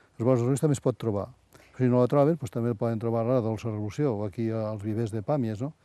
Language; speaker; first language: Catalan; native; Catalan